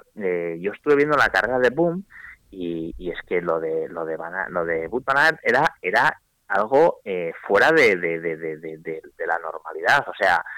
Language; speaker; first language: Spanish; native; Spanish